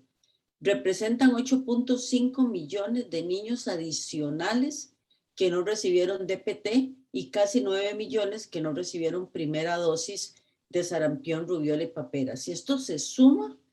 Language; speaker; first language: Spanish; native; Spanish